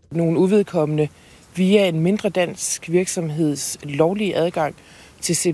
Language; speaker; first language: Danish; native; Danish